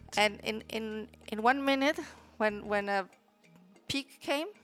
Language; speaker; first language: English; non-native, fluent; Spanish